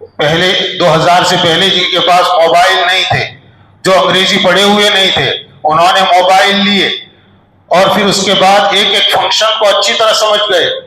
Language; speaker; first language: Urdu; non-native, local second language; Gujarati